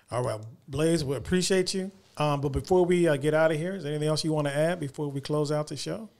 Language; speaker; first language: English; native; English